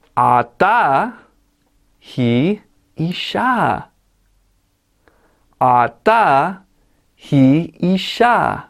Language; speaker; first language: Hebrew; non-native, learner; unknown